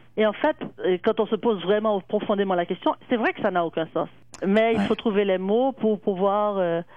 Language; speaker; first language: French; native; French